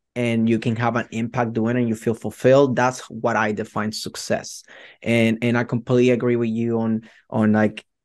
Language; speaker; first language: English; non-native, fluent; Spanish